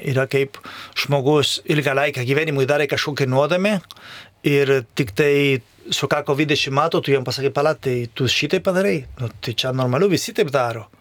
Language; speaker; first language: Lithuanian; non-native, fluent; Spanish